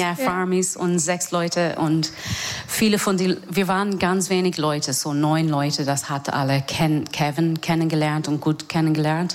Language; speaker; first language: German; non-native, fluent; English